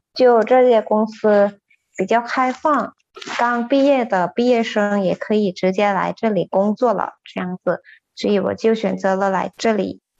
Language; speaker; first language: Chinese; non-native, fluent; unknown